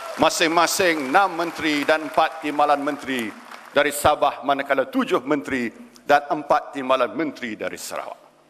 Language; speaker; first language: Malay; native; Malay